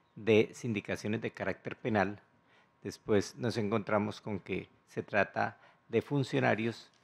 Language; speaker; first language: Spanish; native; Spanish